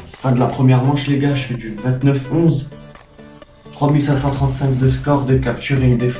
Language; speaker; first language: French; native; French